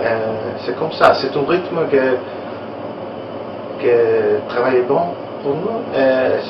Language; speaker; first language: French; non-native, learner; Italian